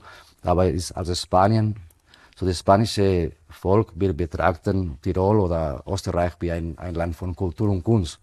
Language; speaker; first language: German; non-native, fluent; Spanish